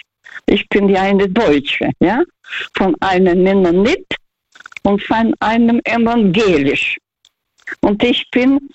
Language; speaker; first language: German; non-native, fluent; Russian